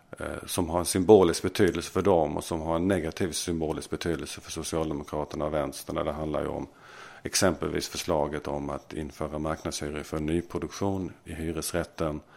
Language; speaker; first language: Swedish; native; Swedish